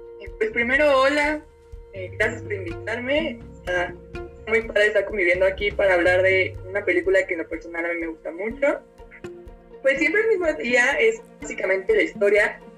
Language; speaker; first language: Spanish; native; Spanish